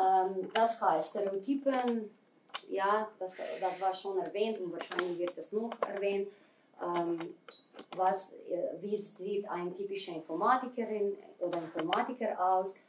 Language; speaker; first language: German; non-native, fluent; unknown